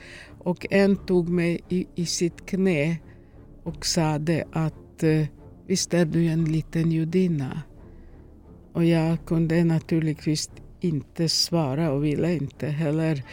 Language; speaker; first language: Swedish; non-native, fluent; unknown